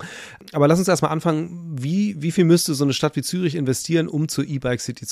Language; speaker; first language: German; native; German